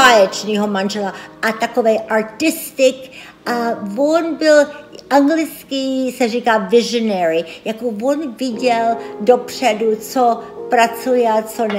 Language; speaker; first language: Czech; early bilingual, heritage; Czech